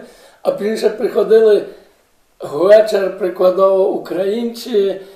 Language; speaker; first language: Polish; non-native, local second language; Rusyn